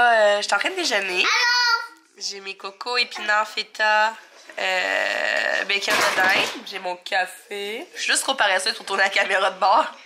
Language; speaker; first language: French; native; French